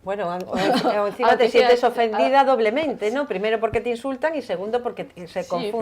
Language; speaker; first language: Spanish; native; Spanish